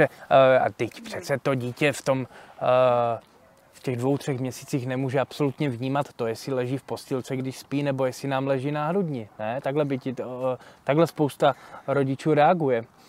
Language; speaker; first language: Czech; native; Czech